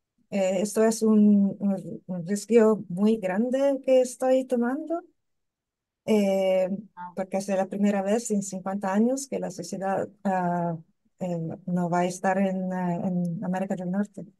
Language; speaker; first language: Spanish; non-native, learner; English